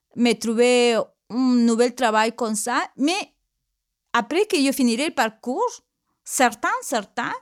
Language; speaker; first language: French; non-native, learner; Spanish